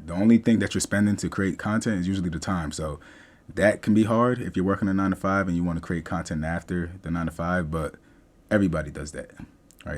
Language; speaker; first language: English; native; English